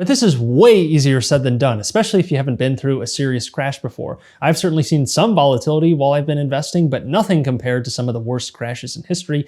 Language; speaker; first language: English; native; English